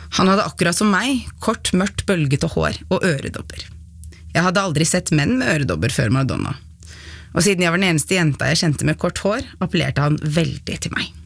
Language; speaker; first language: Norwegian; early bilingual, other home language; Arabic